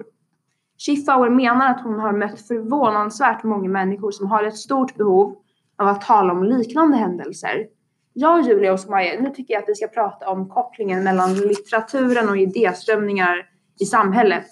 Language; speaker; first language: Swedish; native; Swedish